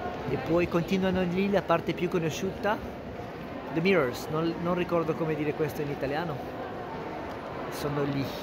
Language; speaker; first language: Italian; non-native, fluent; French